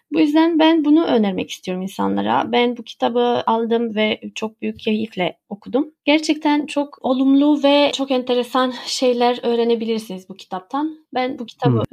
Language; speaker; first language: Turkish; early bilingual, heritage; Turkish